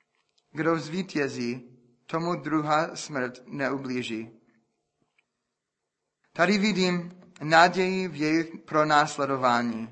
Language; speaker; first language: Czech; non-native, fluent; English